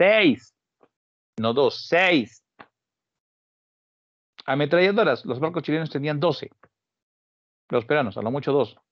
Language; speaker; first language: Spanish; native; Spanish